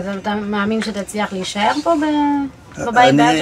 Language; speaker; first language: Hebrew; native; Hebrew